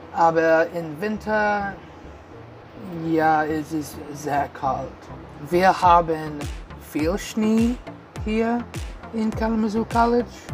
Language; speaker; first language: German; non-native, learner; English